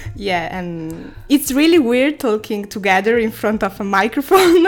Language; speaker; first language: English; non-native, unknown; Italian